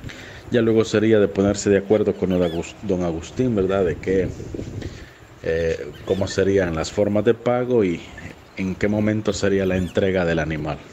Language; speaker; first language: Spanish; native; Spanish